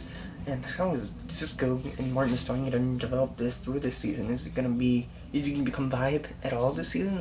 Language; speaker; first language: English; native; English